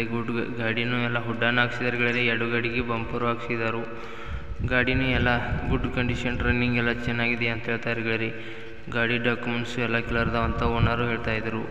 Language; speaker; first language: Kannada; native; Kannada